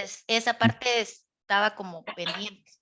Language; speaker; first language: Spanish; native; Spanish